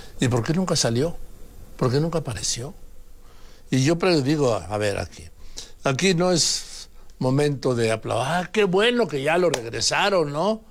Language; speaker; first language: Spanish; native; Spanish